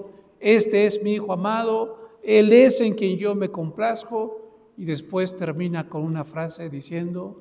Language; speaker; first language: Spanish; native; Spanish